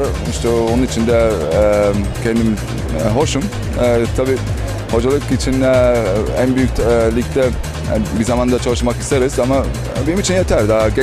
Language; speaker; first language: Turkish; early bilingual, heritage; Turkish